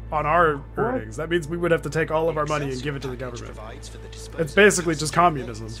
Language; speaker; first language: English; native; English